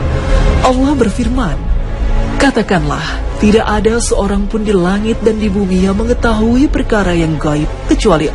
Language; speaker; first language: Indonesian; native; Indonesian